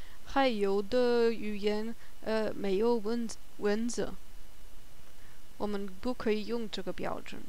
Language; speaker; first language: Chinese; non-native, learner; German